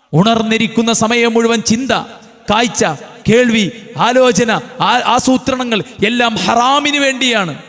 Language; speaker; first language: Malayalam; native; Malayalam